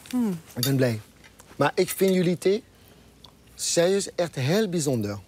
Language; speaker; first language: Dutch; non-native, fluent; French